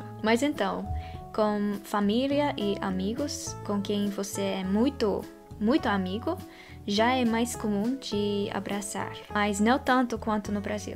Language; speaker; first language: Portuguese; non-native, fluent; Dutch